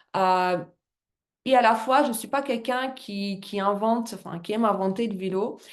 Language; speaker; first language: French; non-native, fluent; Russian